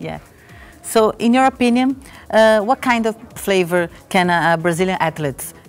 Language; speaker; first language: English; non-native, learner; Portuguese